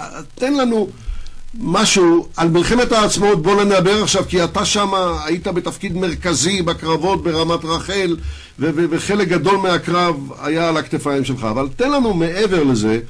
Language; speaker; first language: Hebrew; native; Hebrew